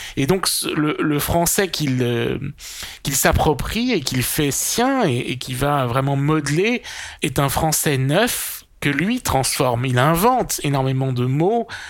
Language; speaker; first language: French; native; French